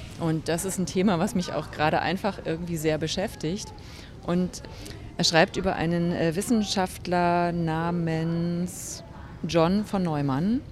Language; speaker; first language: German; native; German